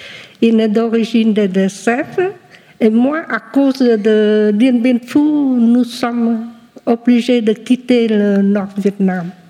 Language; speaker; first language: French; non-native, local second language; Vietnamese